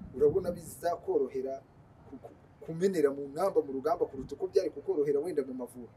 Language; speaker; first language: Kinyarwanda; native; Kinyarwanda